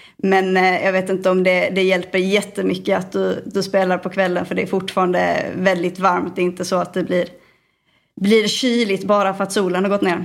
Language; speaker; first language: Swedish; native; Swedish